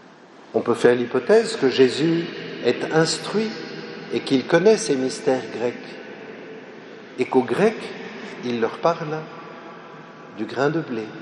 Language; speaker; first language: French; native; French